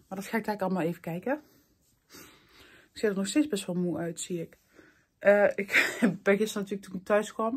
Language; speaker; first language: Dutch; native; Dutch